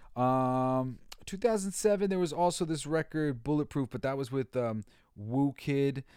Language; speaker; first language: English; native; English